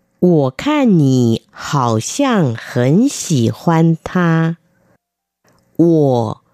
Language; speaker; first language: Chinese; non-native, fluent; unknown